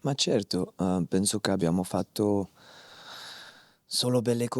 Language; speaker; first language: Italian; non-native, fluent; Dutch